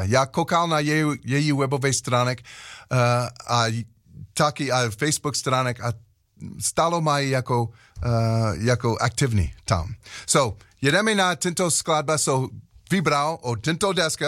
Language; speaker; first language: Czech; non-native, learner; English